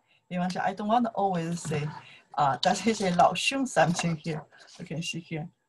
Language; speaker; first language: English; non-native, learner; Chinese